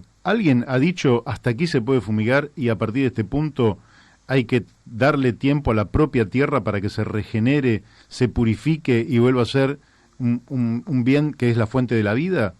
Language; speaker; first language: Spanish; native; Spanish